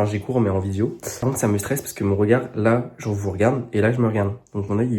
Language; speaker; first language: French; native; French